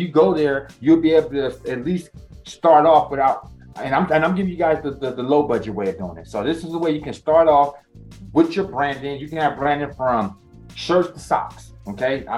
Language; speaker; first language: English; native; English